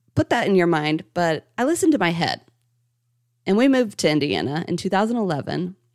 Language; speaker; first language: English; native; English